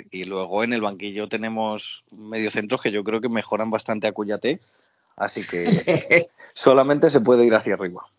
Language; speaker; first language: Spanish; native; Spanish